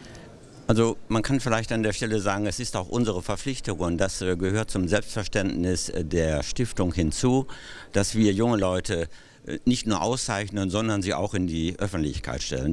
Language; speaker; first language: German; native; German